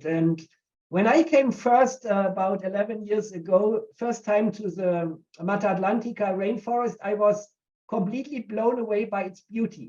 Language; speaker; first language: English; non-native, fluent; German